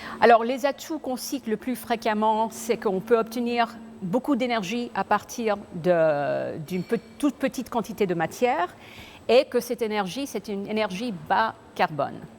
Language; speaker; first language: French; early bilingual, other home language; English